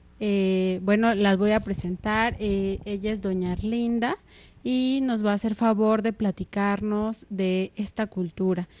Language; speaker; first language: Spanish; native; Spanish